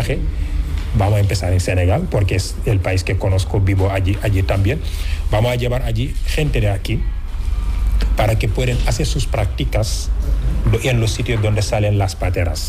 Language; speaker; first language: Spanish; non-native, fluent; Wolof